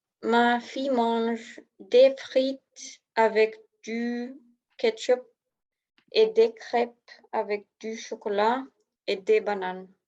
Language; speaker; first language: French; non-native, learner; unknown